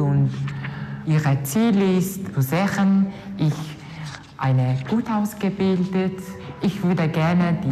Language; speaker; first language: German; non-native, learner; Mongolian